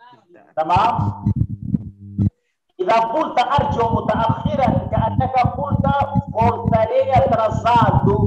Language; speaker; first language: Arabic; non-native, fluent; Portuguese